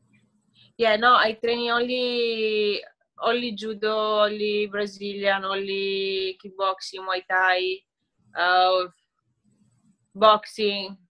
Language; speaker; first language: English; non-native, learner; Italian